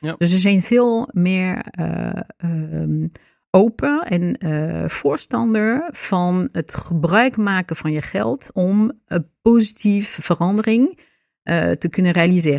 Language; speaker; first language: Dutch; non-native, fluent; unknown